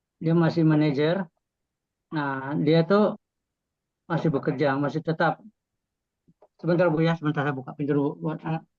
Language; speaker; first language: Indonesian; native; Indonesian